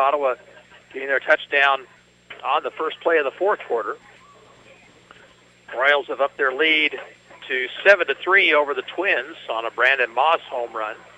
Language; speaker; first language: English; native; English